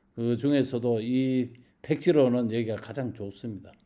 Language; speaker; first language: Korean; native; Korean